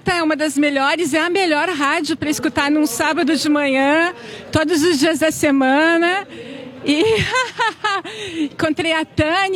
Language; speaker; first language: Portuguese; non-native, local second language; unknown